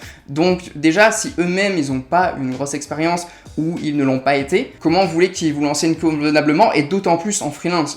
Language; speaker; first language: French; native; French